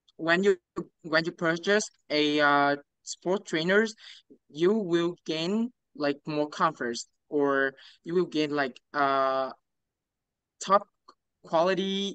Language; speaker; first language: English; non-native, learner; Vietnamese